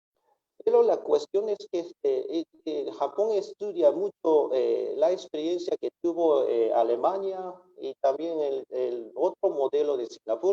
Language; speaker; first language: Spanish; non-native, fluent; Japanese